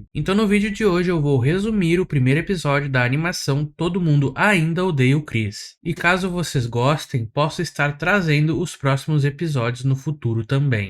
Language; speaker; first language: Portuguese; native; Portuguese